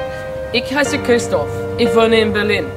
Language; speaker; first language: German; non-native, learner; English